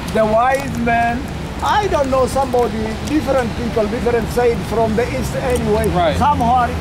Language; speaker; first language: English; non-native, learner; Amharic